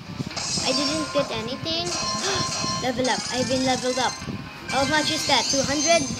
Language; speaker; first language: English; non-native, local second language; Filipino